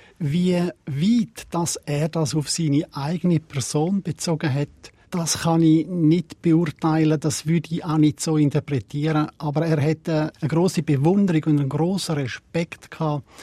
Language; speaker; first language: German; native; German